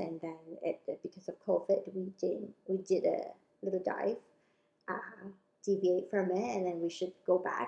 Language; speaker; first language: English; non-native, local second language; Cantonese